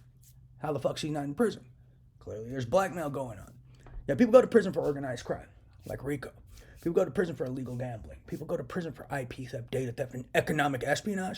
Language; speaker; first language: English; native; English